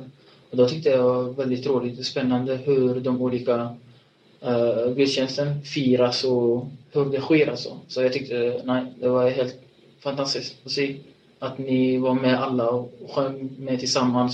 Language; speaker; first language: Swedish; non-native, fluent; Tigrinya